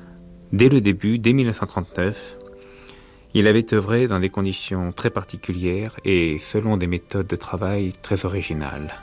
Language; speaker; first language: French; native; French